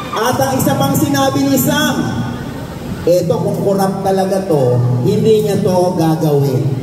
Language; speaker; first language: Filipino; native; Filipino